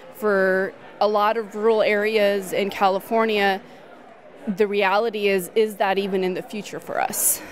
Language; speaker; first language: English; native; English